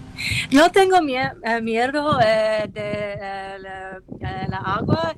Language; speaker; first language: Spanish; non-native, learner; English